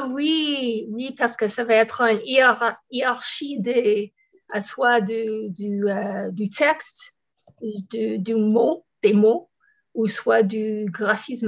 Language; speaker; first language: French; non-native, fluent; English